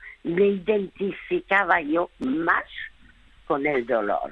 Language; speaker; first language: Spanish; early bilingual, other home language; French